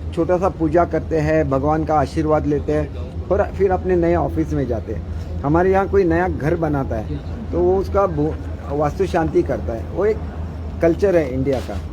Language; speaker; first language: Hindi; non-native, local second language; Marathi